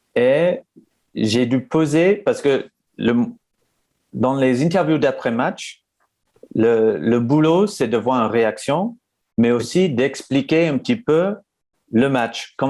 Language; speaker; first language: French; non-native, fluent; English